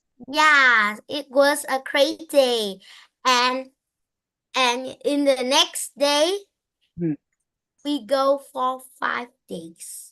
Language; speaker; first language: English; non-native, learner; Vietnamese